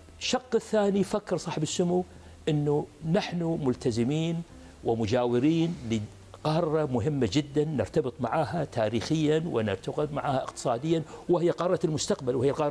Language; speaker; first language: Arabic; native; Arabic